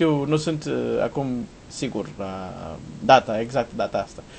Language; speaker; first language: Romanian; non-native, learner; Portuguese